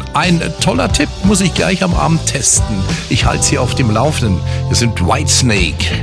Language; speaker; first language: German; native; German